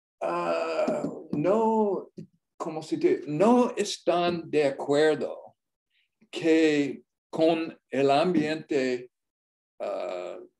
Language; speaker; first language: Spanish; non-native, learner; English